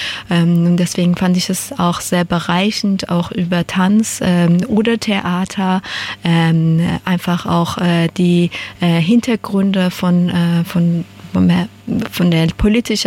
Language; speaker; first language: German; non-native, fluent; Persian